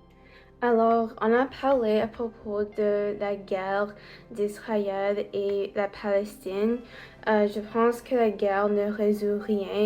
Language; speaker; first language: French; non-native, learner; English